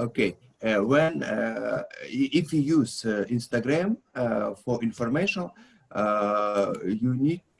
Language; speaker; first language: English; non-native, learner; Russian